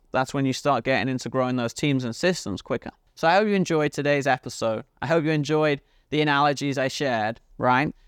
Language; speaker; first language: English; native; English